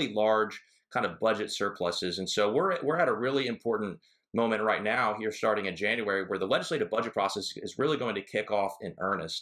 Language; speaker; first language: English; native; English